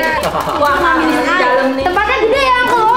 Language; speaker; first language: Indonesian; native; Indonesian